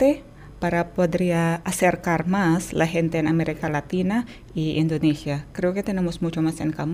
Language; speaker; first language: Spanish; non-native, fluent; Indonesian